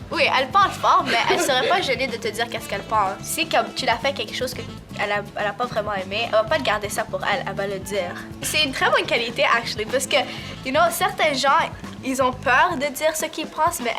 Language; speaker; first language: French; early bilingual, other home language; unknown